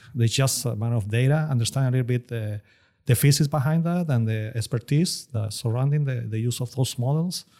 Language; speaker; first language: English; non-native, fluent; Spanish